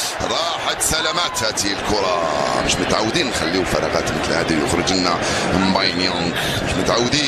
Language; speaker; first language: Arabic; native; Arabic